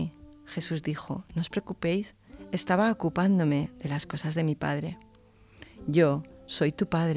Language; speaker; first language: Spanish; native; Spanish